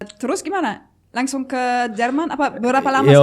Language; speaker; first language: Indonesian; non-native, fluent; German